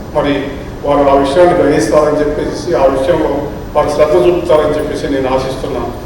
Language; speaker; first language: Telugu; native; Telugu